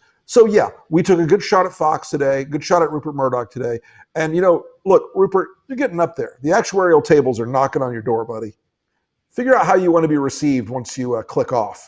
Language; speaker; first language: English; native; English